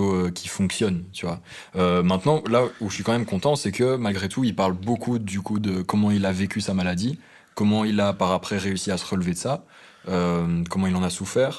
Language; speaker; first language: French; native; French